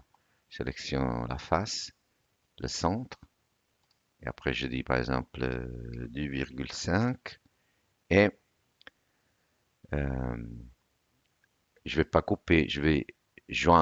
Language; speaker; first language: French; non-native, fluent; Italian